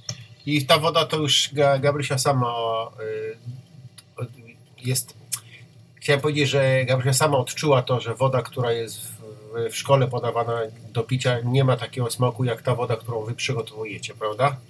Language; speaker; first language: Polish; native; Polish